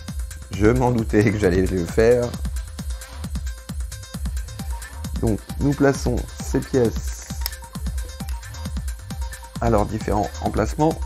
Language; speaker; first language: French; native; French